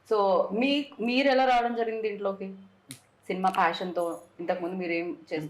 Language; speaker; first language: Telugu; native; Telugu